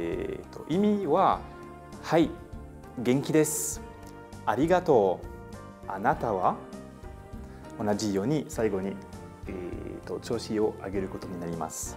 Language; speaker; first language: Japanese; non-native, fluent; French